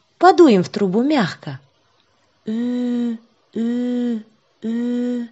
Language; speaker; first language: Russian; non-native, local second language; Kazakh